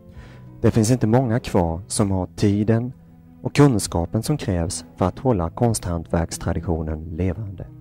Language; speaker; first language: Swedish; native; Swedish